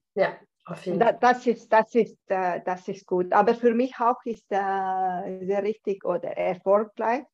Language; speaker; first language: German; non-native, learner; Estonian